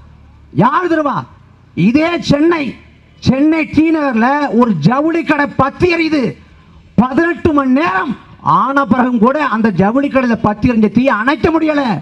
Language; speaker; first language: Tamil; native; Tamil